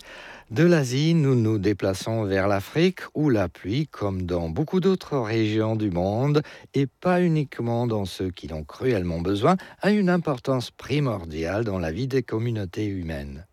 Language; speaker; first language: French; non-native, fluent; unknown